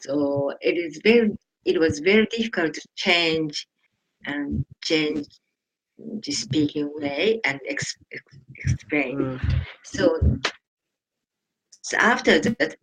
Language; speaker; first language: English; non-native, learner; Japanese